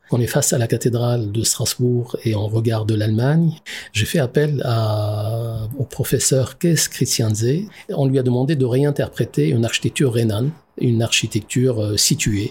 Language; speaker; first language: French; non-native, local second language; Arabic